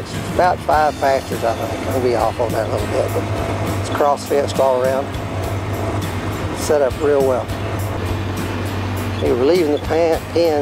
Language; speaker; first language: English; native; English